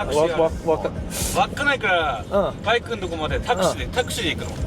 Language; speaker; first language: Japanese; native; Japanese